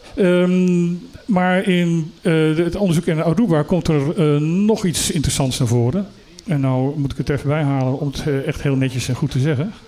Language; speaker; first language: Dutch; native; Dutch